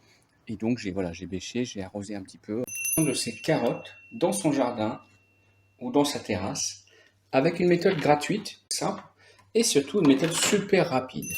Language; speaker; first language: French; native; French